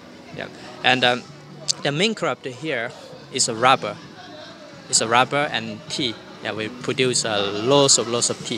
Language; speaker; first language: English; non-native, learner; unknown